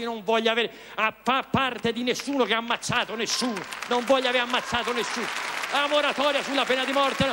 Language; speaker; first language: Italian; native; Italian